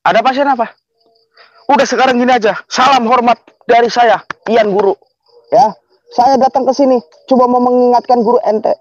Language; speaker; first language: Indonesian; non-native, local second language; Javanese